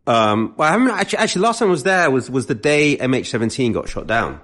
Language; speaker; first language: English; native; English